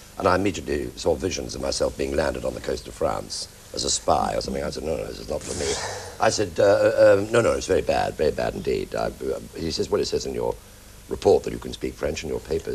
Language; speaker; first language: English; native; English